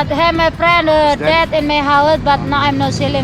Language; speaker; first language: English; non-native, learner; Sasak